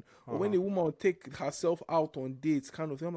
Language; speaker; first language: English; non-native, local second language; Yoruba